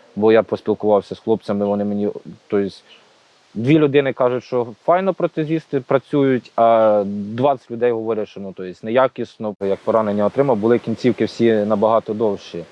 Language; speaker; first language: Ukrainian; native; Ukrainian